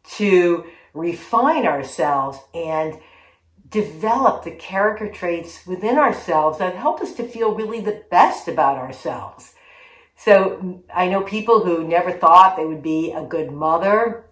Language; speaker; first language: English; native; English